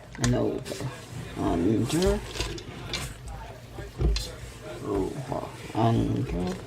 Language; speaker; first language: English; native; English